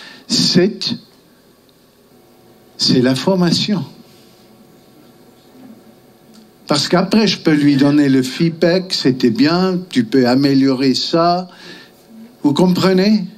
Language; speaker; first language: French; non-native, local second language; German